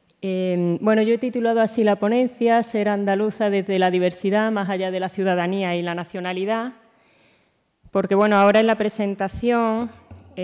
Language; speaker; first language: Spanish; native; Spanish